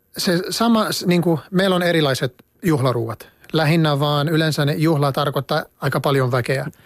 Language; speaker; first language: Finnish; non-native, fluent; Arabic